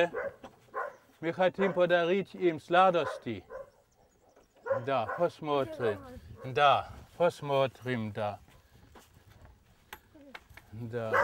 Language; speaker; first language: Russian; non-native, learner; German